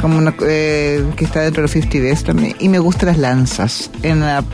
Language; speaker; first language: Spanish; native; Spanish